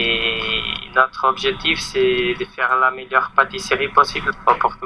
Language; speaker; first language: French; non-native, learner; Portuguese